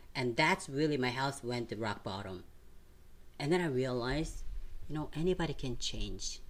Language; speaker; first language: English; non-native, fluent; Korean